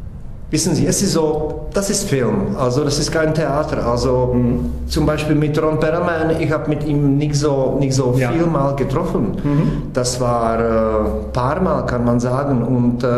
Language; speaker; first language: German; non-native, fluent; Czech